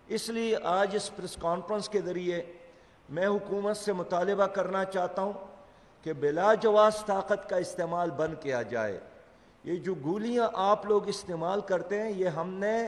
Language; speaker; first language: Urdu; non-native, local second language; Pashto